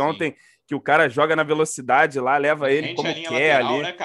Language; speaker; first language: Portuguese; native; Portuguese